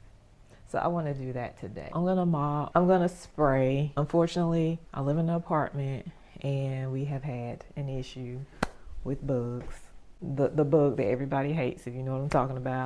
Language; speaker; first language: English; native; English